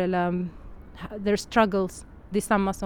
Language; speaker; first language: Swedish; non-native, fluent; Arabic